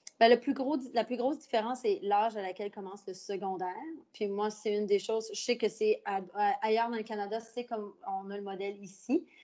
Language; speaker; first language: French; native; French